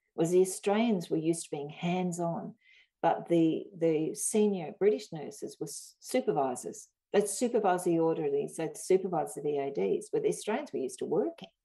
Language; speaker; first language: English; native; English